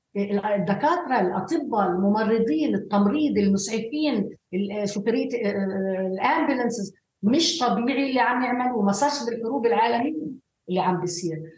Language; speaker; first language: Arabic; native; Arabic